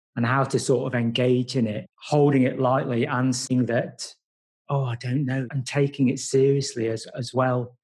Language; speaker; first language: English; native; English